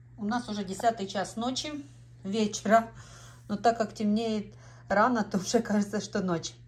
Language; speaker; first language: Russian; native; Russian